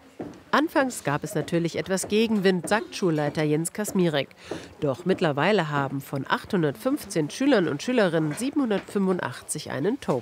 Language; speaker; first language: German; native; German